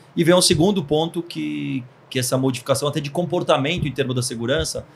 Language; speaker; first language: Portuguese; early bilingual, other home language; Hebrew